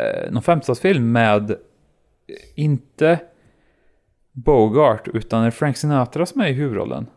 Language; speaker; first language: Swedish; native; Swedish